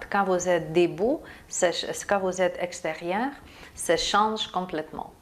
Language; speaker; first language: French; non-native, fluent; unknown